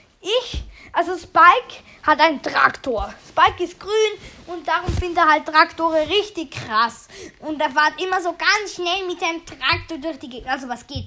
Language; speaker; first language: German; native; German